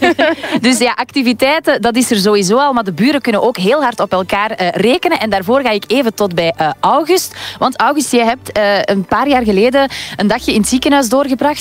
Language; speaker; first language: Dutch; native; Dutch